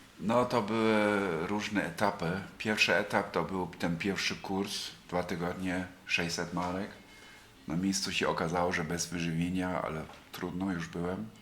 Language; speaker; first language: Polish; non-native, fluent; German